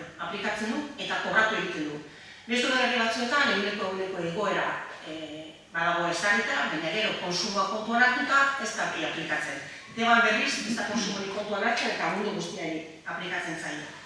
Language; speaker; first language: Basque; native; Basque